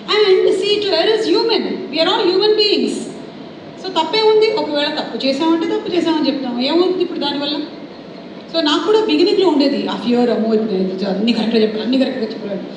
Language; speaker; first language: Telugu; non-native, local second language; Malayalam